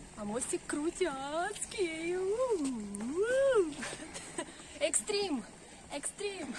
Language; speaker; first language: Ukrainian; non-native, local second language; Russian